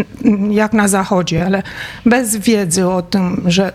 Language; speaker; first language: Polish; non-native, fluent; Romanian